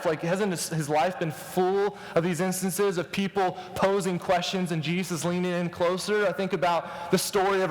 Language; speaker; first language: English; native; English